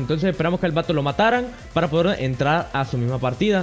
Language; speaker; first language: Spanish; native; Spanish